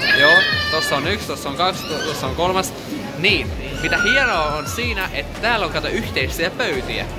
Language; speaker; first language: Finnish; non-native, fluent; Russian